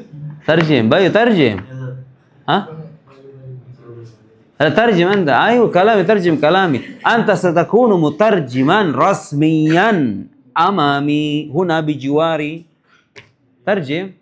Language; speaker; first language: Arabic; non-native, fluent; Indonesian